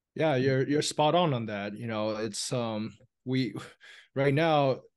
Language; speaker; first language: English; early bilingual, other home language; Chinese